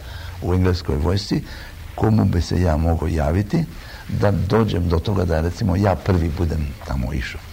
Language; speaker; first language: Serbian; early bilingual, heritage; Croatian